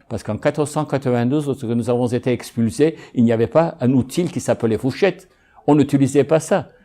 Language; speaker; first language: French; non-native, local second language; Ladino